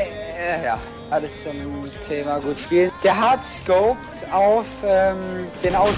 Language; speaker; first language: German; native; German